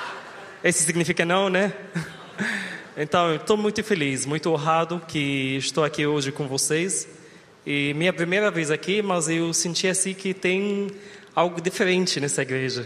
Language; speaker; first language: Portuguese; non-native, learner; Arabic